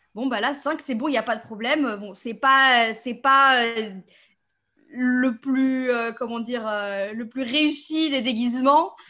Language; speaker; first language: French; native; French